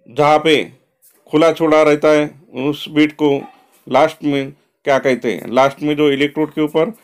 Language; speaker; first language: Hindi; non-native, local second language; Marathi